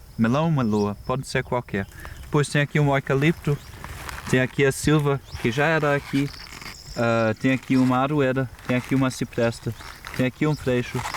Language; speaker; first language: Portuguese; non-native, fluent; German